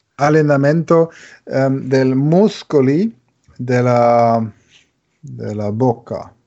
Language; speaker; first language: Italian; non-native, learner; German